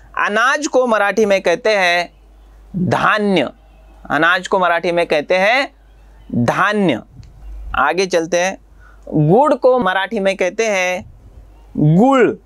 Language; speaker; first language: Hindi; non-native, local second language; Marathi